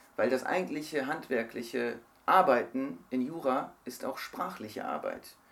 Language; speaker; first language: German; early bilingual, other home language; Turkish